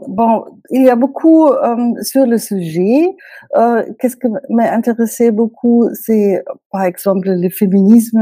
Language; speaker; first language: French; non-native, fluent; German